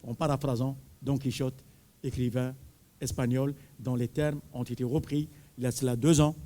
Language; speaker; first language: French; non-native, local second language; Arabic